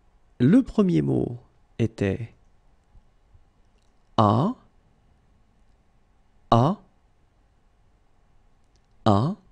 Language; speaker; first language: French; native; French